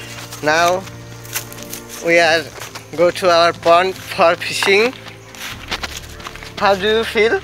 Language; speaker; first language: English; non-native, local second language; Bangla